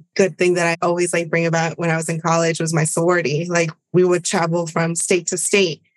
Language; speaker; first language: English; early bilingual, other home language; Spanish